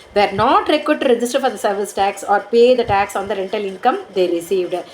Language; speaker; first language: English; non-native, local second language; Tamil